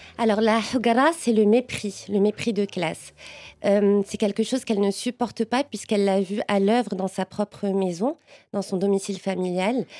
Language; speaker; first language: French; non-native, local second language; Arabic